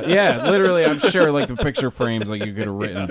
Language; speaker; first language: English; native; English